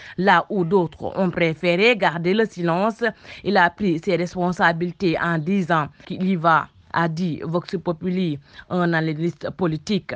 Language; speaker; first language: French; non-native, local second language; Wolof